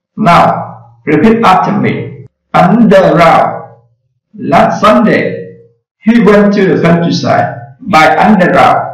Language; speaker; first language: English; non-native, learner; Vietnamese